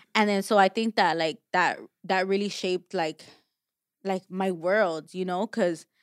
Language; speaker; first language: English; early bilingual, other home language; Spanish